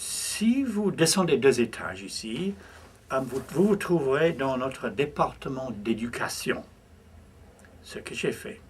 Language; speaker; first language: French; non-native, fluent; English